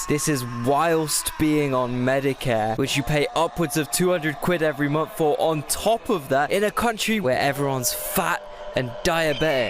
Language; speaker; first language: English; native; English